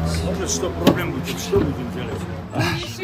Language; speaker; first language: Russian; non-native, learner; Armenian